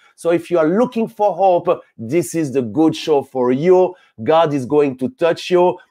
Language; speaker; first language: English; non-native, fluent; French